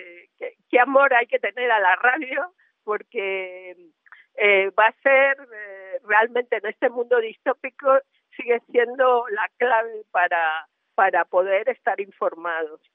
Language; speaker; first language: Spanish; native; Spanish